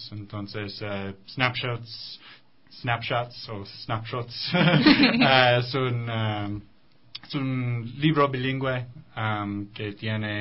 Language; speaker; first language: Spanish; non-native, fluent; English